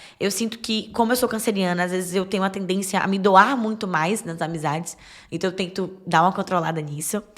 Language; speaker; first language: Portuguese; native; Portuguese